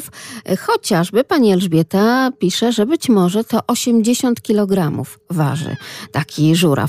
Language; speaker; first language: Polish; native; Polish